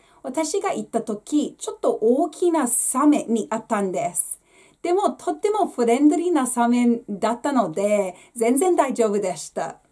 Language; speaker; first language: Japanese; non-native, fluent; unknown